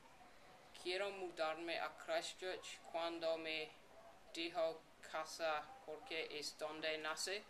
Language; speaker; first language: Spanish; non-native, learner; English